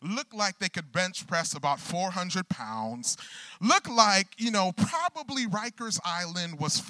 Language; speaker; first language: English; native; English